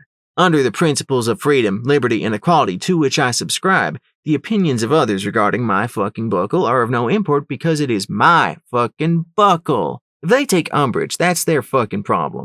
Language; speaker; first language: English; native; English